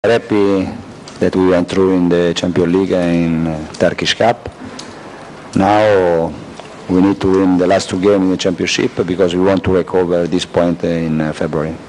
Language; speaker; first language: English; non-native, learner; Italian